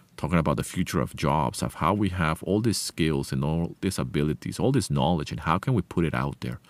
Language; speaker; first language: English; non-native, fluent; Spanish